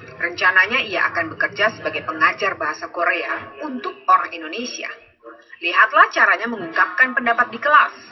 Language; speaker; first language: Indonesian; native; Indonesian